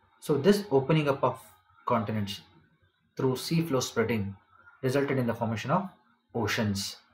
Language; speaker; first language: English; non-native, local second language; Kannada